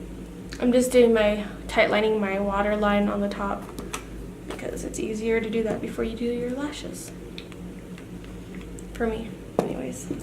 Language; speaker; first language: English; native; English